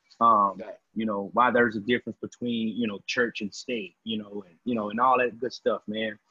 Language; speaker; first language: English; native; English